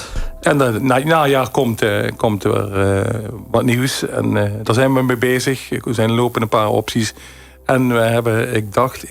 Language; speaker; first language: Dutch; native; Dutch